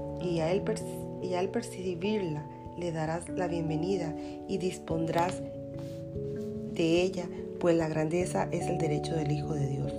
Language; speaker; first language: Spanish; native; Spanish